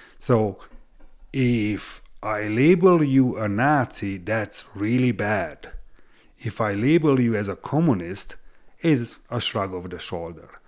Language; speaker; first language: English; non-native, fluent; Hungarian